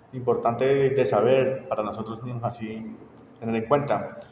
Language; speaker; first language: Spanish; native; Spanish